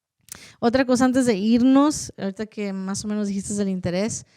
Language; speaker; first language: Spanish; early bilingual, heritage; Spanish